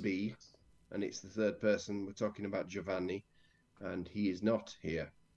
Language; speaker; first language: English; native; English